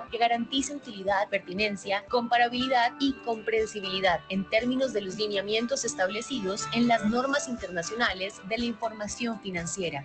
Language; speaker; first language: Spanish; native; Spanish